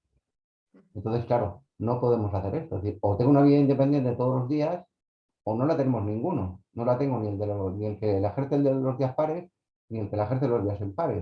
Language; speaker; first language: Spanish; native; Spanish